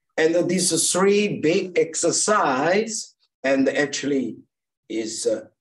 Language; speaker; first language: English; non-native, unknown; Chinese